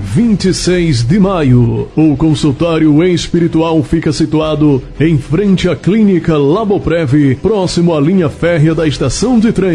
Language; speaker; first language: Portuguese; native; Portuguese